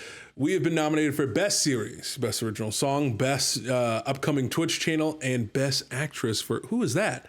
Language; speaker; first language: English; native; English